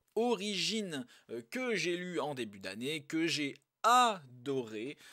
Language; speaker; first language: French; native; French